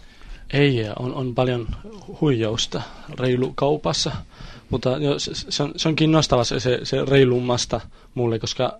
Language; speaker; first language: Finnish; non-native, learner; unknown